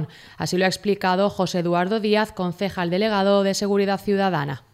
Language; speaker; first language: Spanish; native; Spanish